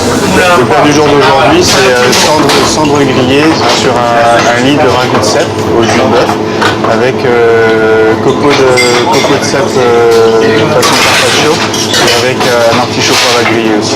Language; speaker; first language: French; native; French